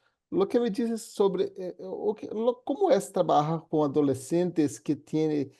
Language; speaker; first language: Spanish; non-native, fluent; Portuguese